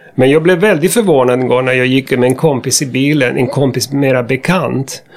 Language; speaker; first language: Swedish; non-native, fluent; Spanish